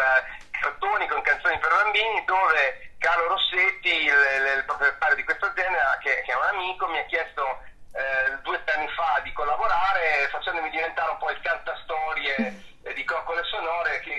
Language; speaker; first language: Italian; native; Italian